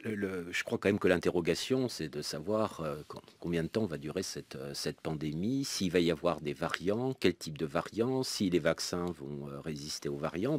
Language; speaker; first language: French; native; French